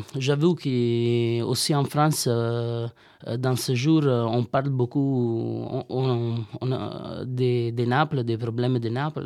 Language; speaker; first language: French; non-native, learner; Italian